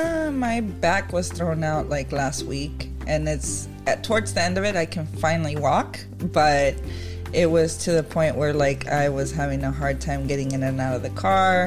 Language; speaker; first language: English; early bilingual, other home language; Spanish